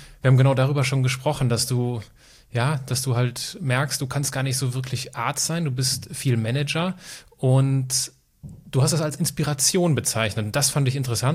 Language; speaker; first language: German; native; German